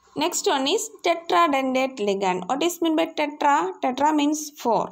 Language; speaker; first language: English; non-native, local second language; Tamil